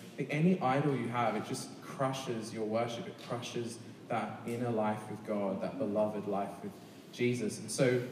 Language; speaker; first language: English; native; English